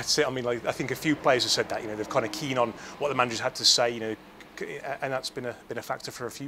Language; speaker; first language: English; native; English